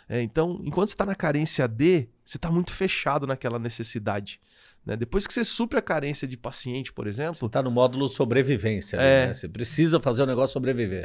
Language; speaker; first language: Portuguese; native; Portuguese